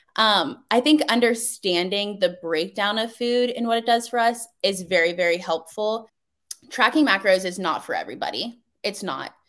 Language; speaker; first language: English; native; English